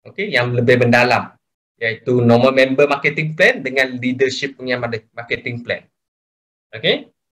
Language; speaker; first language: Malay; non-native, local second language; Chinese